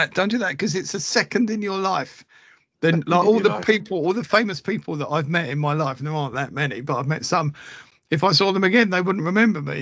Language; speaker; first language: English; native; English